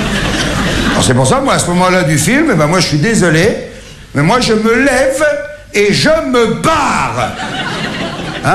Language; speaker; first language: French; native; French